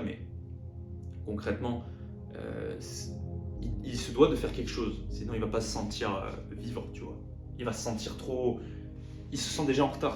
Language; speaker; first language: French; native; French